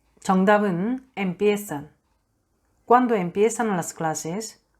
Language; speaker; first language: Spanish; non-native, fluent; Korean